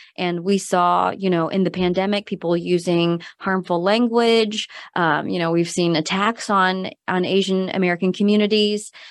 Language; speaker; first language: English; native; English